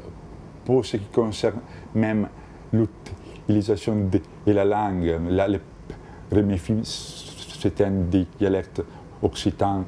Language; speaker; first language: French; non-native, fluent; Italian